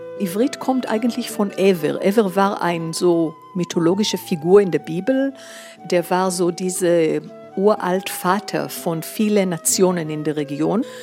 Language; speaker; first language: German; non-native, fluent; Hebrew